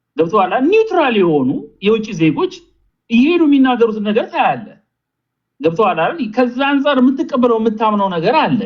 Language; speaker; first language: Amharic; native; Amharic